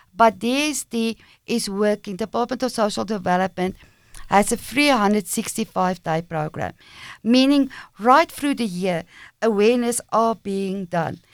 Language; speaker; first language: English; non-native, local second language; Afrikaans